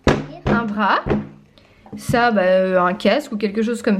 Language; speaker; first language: French; native; French